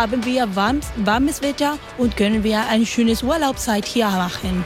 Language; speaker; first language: German; non-native, learner; Spanish